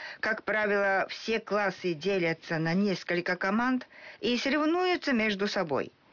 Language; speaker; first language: Russian; non-native, fluent; Japanese